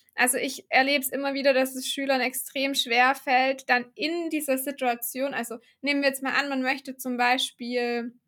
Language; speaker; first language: German; native; German